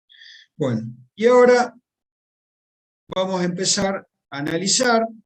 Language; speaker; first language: Spanish; native; Spanish